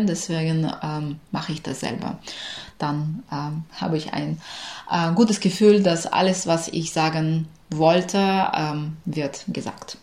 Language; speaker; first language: German; non-native, fluent; Ukrainian